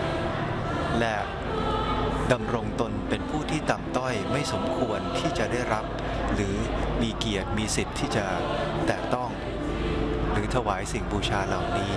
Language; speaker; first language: Thai; native; Thai